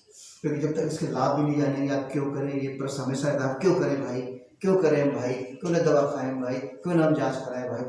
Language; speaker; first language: Hindi; native; Hindi